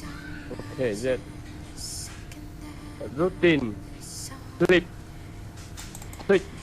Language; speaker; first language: English; non-native, learner; Vietnamese